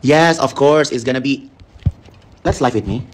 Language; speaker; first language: English; non-native, learner; Indonesian